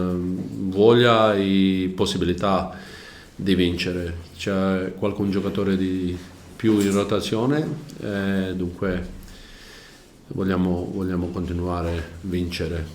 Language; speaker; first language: Italian; non-native, learner; Croatian